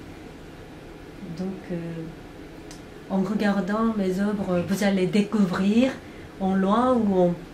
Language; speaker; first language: French; non-native, fluent; Korean